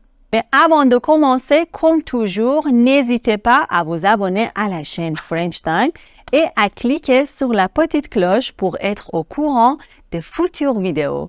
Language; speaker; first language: French; non-native, fluent; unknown